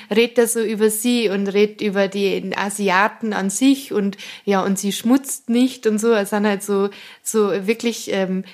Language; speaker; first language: German; native; German